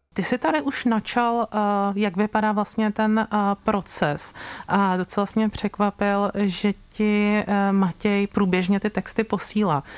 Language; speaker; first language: Czech; native; Czech